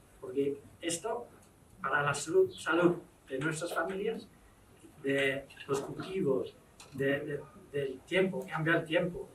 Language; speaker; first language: Spanish; non-native, fluent; English